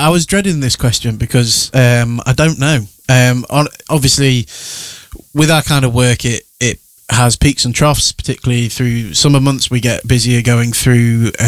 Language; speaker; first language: English; native; English